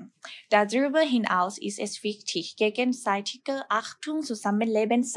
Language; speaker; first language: German; non-native, learner; Thai